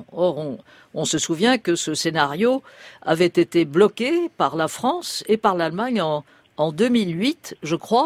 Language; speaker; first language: French; native; French